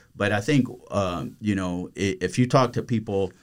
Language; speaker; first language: English; native; English